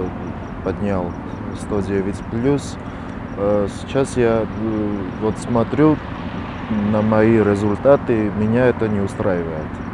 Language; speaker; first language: Russian; non-native, fluent; Armenian